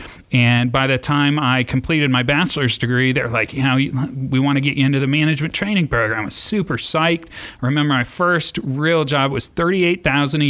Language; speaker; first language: English; native; English